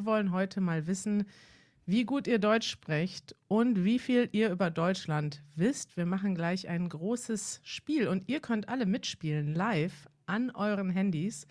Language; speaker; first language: German; native; German